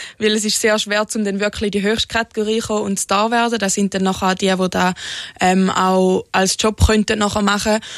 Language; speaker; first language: German; native; German